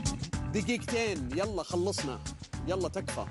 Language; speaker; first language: Arabic; native; Arabic